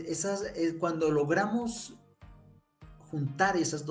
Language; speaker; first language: Spanish; native; Spanish